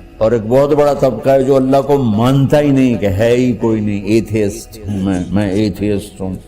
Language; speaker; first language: Urdu; non-native, local second language; Punjabi